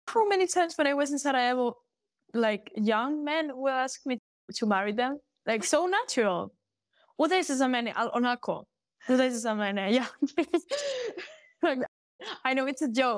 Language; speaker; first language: English; non-native, fluent; Galician